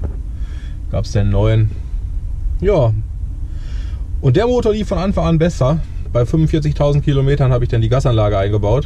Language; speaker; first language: German; native; German